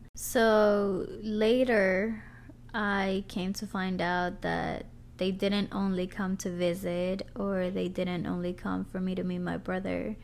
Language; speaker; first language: English; early bilingual, other home language; Spanish